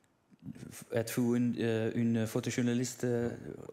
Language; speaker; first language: French; non-native, learner; Dutch